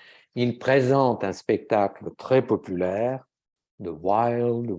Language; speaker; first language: French; native; French